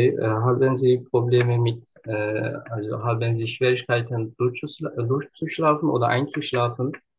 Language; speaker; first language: German; non-native, learner; Turkish